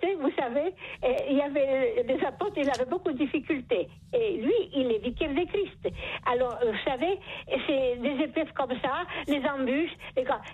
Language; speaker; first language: French; non-native, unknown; Polish